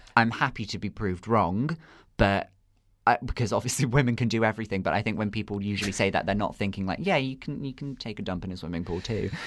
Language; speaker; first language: English; native; English